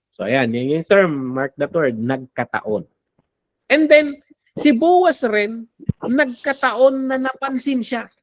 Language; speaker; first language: Filipino; non-native, local second language; Iloko